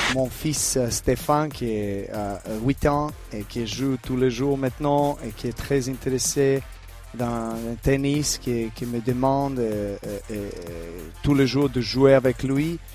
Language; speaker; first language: French; non-native, fluent; Serbian